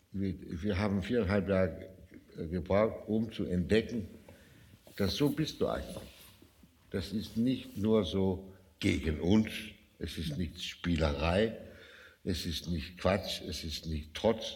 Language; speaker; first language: German; non-native, fluent; Danish